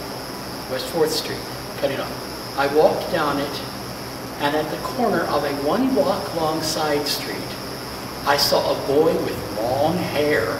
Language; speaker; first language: English; native; English